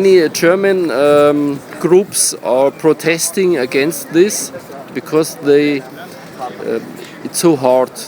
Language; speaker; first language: English; non-native, learner; German